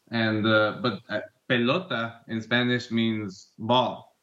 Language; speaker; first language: English; non-native, fluent; Spanish